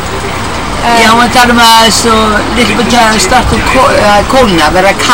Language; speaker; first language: Icelandic; non-native, learner; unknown